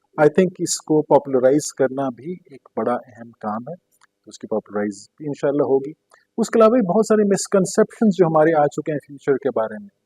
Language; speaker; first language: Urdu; native; Urdu